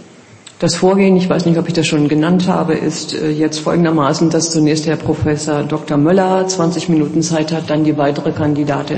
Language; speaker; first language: German; native; German